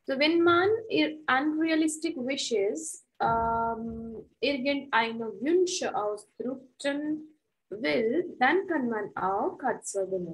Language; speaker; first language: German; non-native, fluent; Hindi